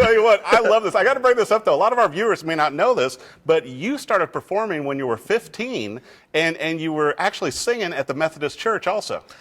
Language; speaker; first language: English; native; English